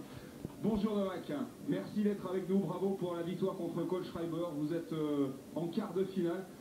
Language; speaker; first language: French; native; French